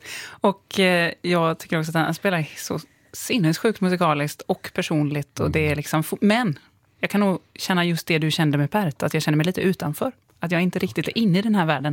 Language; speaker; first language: Swedish; native; Swedish